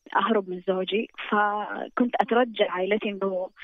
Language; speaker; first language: Arabic; native; Arabic